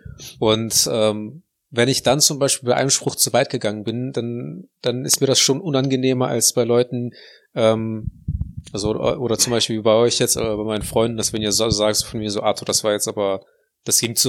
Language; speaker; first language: German; native; German